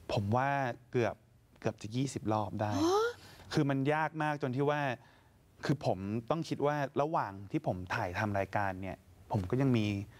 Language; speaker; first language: Thai; native; Thai